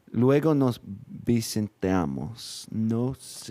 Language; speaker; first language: Spanish; non-native, fluent; English